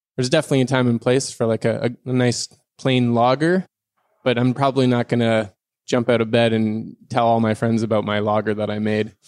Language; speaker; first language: English; non-native, fluent; French